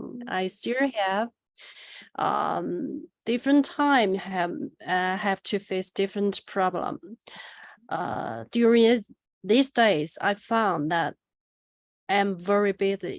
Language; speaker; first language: English; non-native, learner; Chinese